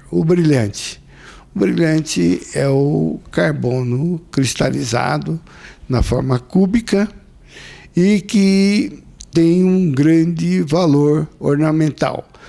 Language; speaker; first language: Portuguese; native; Portuguese